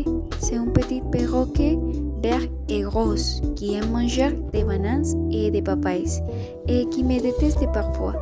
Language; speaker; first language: French; non-native, learner; Spanish